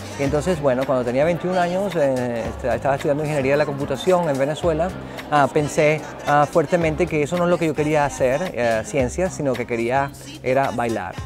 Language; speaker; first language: Spanish; native; Spanish